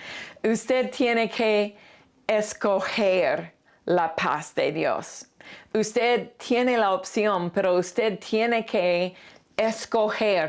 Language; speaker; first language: Spanish; non-native, fluent; English